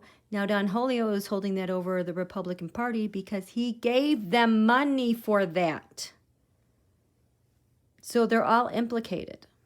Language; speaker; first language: English; native; English